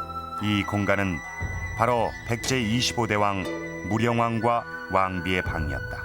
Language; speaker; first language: Korean; native; Korean